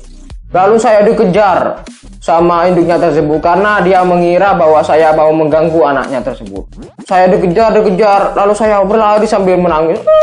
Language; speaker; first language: Indonesian; non-native, local second language; Madurese